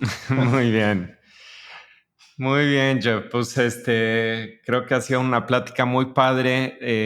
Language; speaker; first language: Spanish; native; Spanish